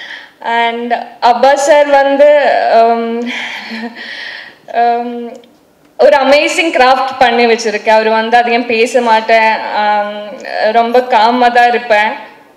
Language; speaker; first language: Tamil; non-native, learner; Malayalam